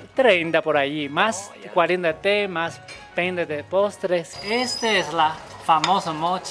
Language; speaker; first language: Spanish; non-native, learner; Chinese